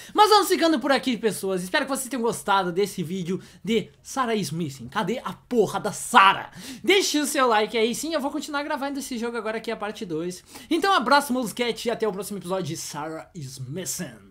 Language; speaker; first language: Portuguese; native; Portuguese